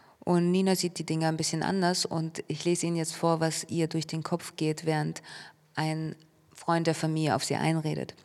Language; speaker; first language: German; early bilingual, other home language; Russian